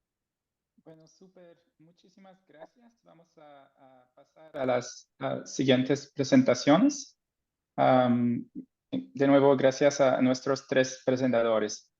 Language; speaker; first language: Spanish; non-native, fluent; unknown